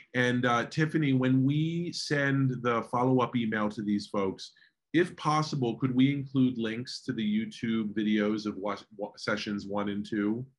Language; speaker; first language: English; early bilingual, other home language; Spanish